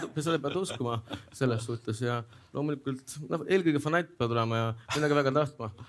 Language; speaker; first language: Estonian; non-native, local second language; Russian